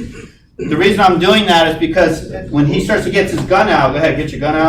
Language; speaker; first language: English; native; English